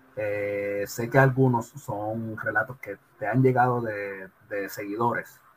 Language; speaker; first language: Spanish; native; Spanish